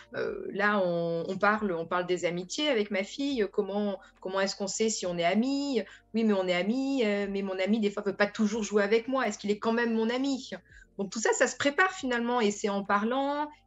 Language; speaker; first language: French; native; French